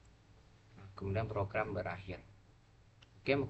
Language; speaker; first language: Indonesian; native; Indonesian